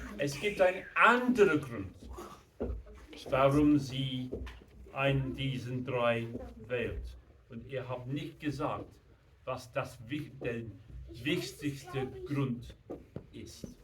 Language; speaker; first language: German; non-native, learner; English